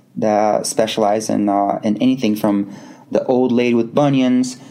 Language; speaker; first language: English; non-native, fluent; Portuguese